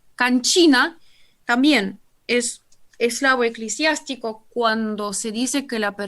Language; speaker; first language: Spanish; non-native, fluent; Russian